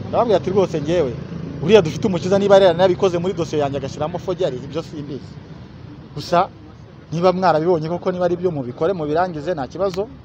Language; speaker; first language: Kinyarwanda; native; Kinyarwanda